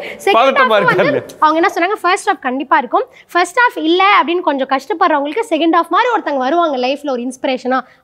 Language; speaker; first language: Tamil; native; Tamil